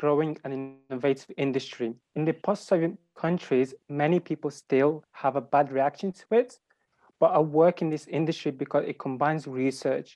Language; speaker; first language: English; non-native, fluent; Ukrainian